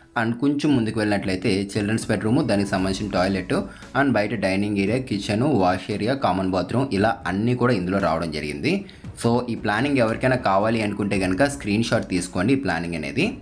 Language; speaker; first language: Telugu; native; Telugu